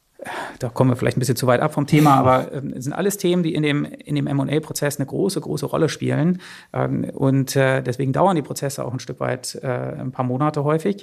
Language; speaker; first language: German; native; German